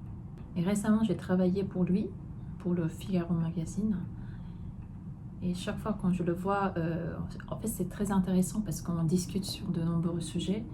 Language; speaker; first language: French; non-native, fluent; Korean